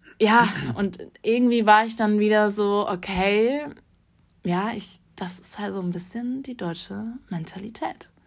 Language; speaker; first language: German; native; German